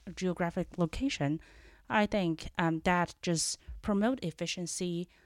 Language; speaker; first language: English; non-native, fluent; Chinese